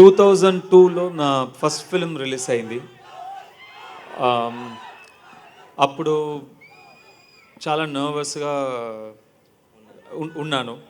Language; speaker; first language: Telugu; non-native, learner; Tamil